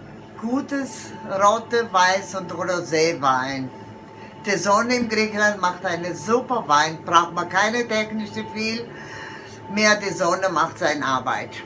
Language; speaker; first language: German; non-native, learner; Greek